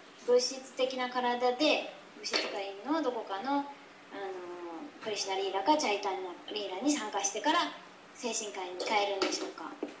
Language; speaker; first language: Japanese; native; Japanese